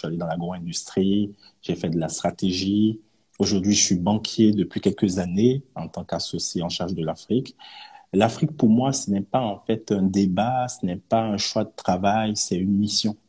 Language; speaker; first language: French; non-native, local second language; Yoruba